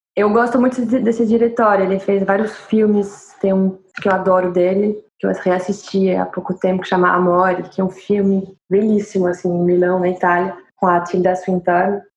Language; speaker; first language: Portuguese; non-native, fluent; French